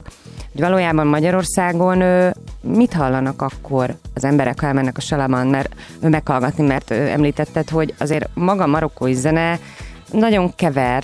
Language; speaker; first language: Hungarian; native; Hungarian